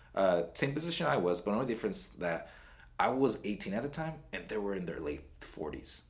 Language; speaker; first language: English; native; English